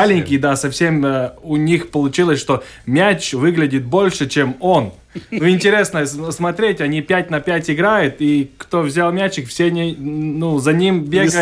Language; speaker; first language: Russian; non-native, local second language; Latvian